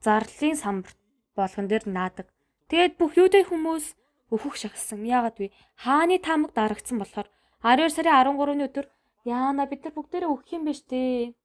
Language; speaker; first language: Mongolian; non-native, fluent; Korean